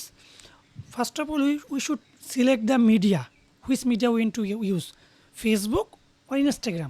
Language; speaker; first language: English; non-native, learner; Bangla